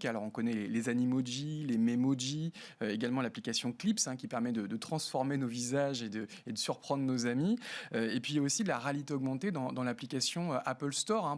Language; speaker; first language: French; native; French